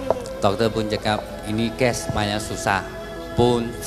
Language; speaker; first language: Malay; non-native, local second language; Chinese